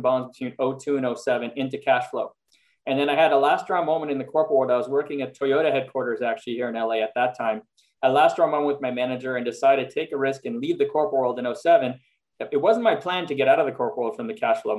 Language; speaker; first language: English; native; English